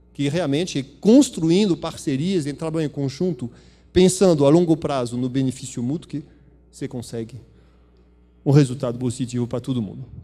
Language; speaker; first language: Portuguese; non-native, fluent; French